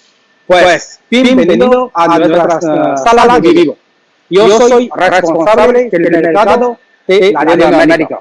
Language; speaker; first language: Spanish; non-native, learner; Chinese